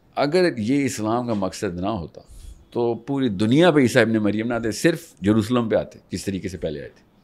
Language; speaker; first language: Urdu; native; Urdu